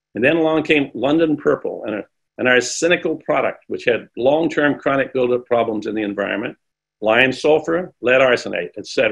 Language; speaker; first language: English; native; English